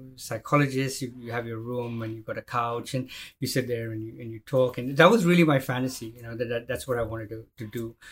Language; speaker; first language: English; non-native, fluent; Arabic